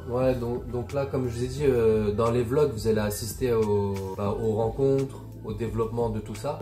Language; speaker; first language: French; native; French